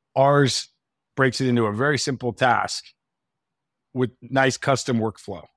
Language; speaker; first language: English; native; English